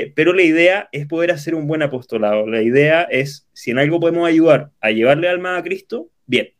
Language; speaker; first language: Spanish; native; Spanish